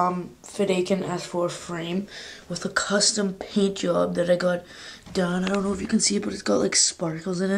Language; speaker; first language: English; native; English